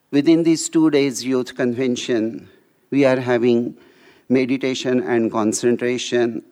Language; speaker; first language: English; non-native, local second language; Marathi